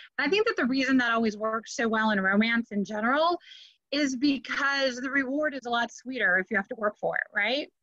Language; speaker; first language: English; native; English